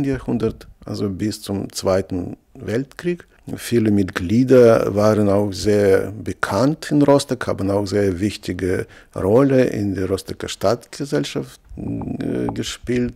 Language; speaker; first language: German; non-native, fluent; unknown